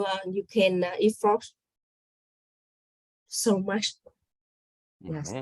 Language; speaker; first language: English; non-native, learner; Vietnamese